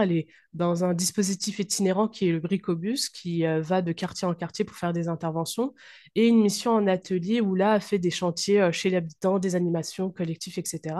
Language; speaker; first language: French; native; French